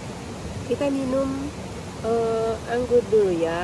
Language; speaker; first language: Indonesian; native; Indonesian